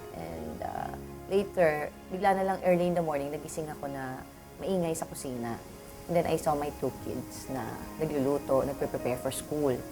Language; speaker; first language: Filipino; native; Filipino